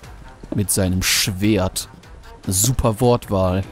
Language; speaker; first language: German; native; German